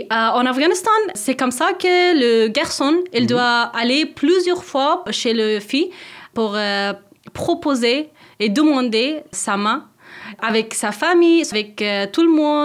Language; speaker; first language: French; non-native, learner; Persian